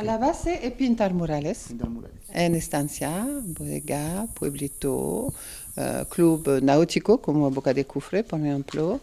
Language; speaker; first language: Spanish; non-native, fluent; French